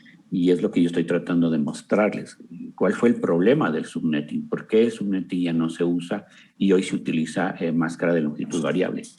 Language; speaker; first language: Spanish; native; Spanish